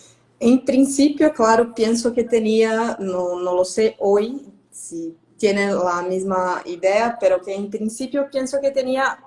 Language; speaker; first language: Spanish; non-native, fluent; Portuguese